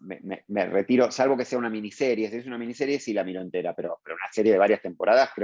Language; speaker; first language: Spanish; native; Spanish